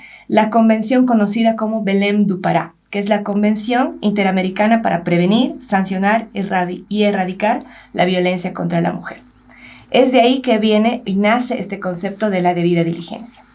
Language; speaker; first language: Spanish; native; Spanish